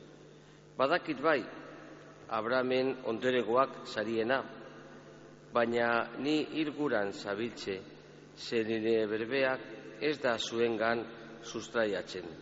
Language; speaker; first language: Basque; native; Basque